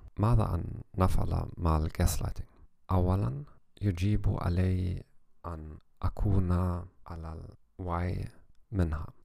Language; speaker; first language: Arabic; non-native, learner; German